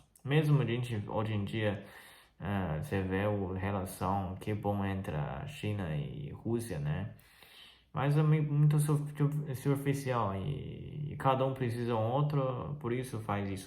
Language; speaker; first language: Portuguese; non-native, fluent; Chinese